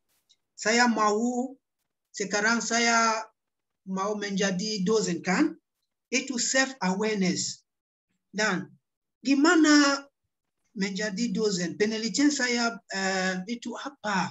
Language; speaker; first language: Indonesian; non-native, learner; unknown